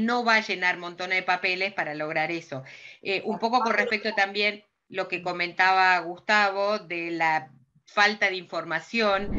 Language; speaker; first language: Spanish; native; Spanish